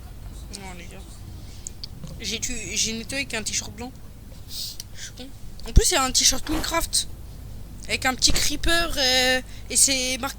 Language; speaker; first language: French; native; French